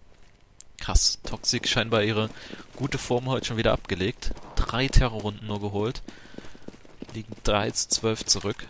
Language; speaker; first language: German; native; German